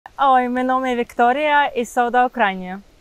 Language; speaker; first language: Portuguese; non-native, fluent; Ukrainian